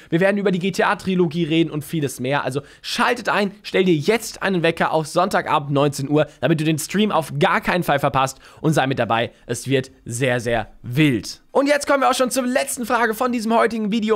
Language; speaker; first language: German; native; German